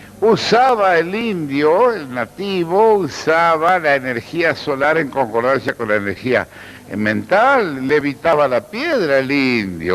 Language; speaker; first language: Spanish; native; Spanish